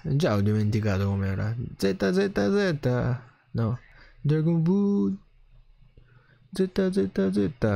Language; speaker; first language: Italian; non-native, learner; Japanese